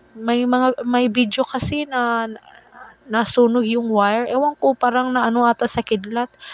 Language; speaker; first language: Filipino; non-native, local second language; Cebuano